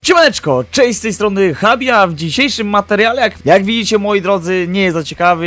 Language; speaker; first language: Polish; native; Polish